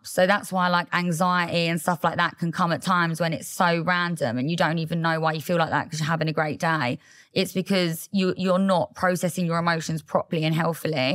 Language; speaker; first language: English; native; English